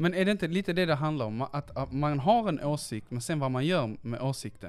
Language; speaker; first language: Swedish; native; Swedish